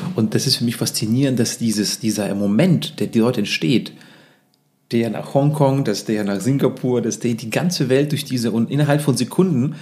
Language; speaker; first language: German; early bilingual, other home language; Russian